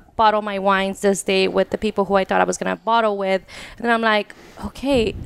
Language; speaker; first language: English; early bilingual, other home language; Spanish